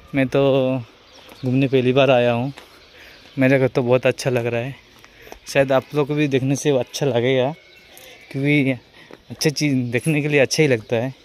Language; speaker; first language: Hindi; non-native, local second language; Odia